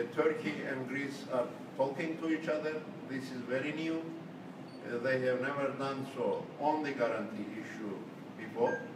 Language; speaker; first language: English; non-native, fluent; Turkish